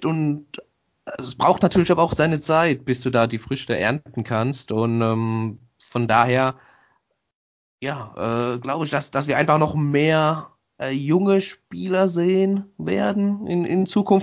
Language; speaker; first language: German; native; German